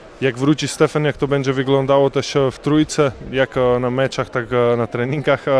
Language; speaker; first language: Polish; non-native, learner; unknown